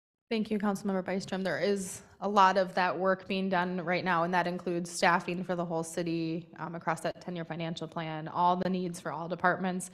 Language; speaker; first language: English; native; English